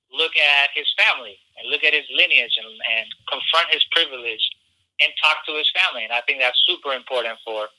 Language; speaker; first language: English; early bilingual, other home language; Spanish